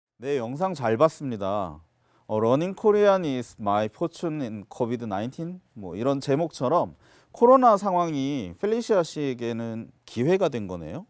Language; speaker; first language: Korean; native; Korean